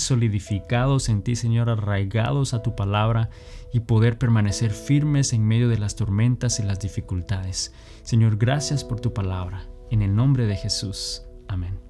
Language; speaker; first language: Spanish; native; Spanish